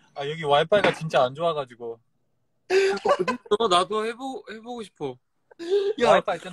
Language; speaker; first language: Korean; early bilingual, heritage; Korean